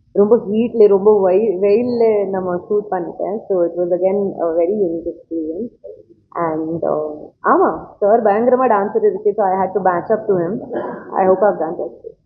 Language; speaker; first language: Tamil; non-native, learner; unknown